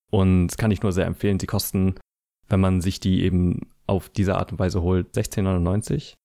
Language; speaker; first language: German; native; German